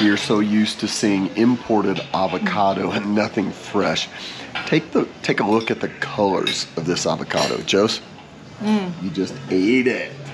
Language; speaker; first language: English; native; English